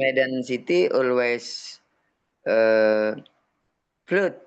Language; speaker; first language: English; non-native, learner; Indonesian